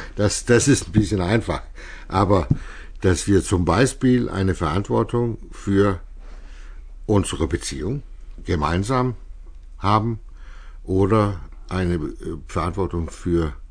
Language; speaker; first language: German; non-native, fluent; Danish